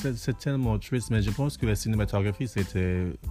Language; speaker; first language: French; non-native, learner; English